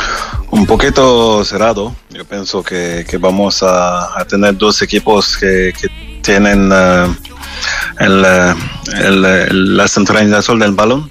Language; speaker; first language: Spanish; non-native, fluent; French